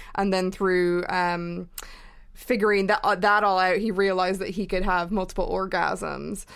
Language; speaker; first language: English; native; English